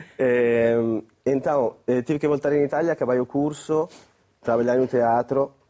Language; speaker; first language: Portuguese; non-native, fluent; Italian